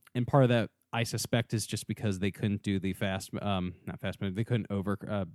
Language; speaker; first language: English; native; English